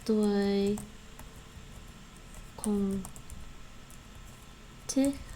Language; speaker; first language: Vietnamese; non-native, learner; English